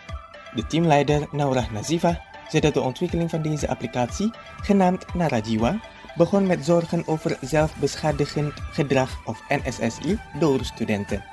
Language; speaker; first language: Dutch; non-native, fluent; Indonesian